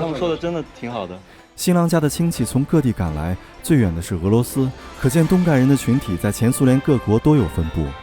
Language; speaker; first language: Chinese; native; Chinese